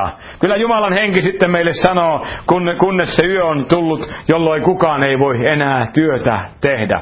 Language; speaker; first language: Finnish; native; Finnish